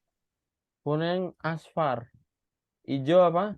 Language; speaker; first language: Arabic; non-native, fluent; Indonesian